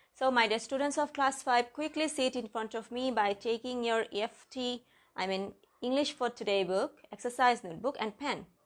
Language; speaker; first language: English; non-native, local second language; Bangla